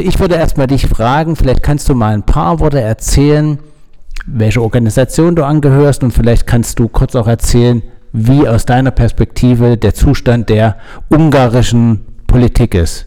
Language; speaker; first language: German; native; German